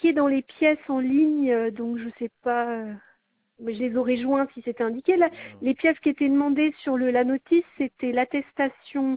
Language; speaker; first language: French; native; French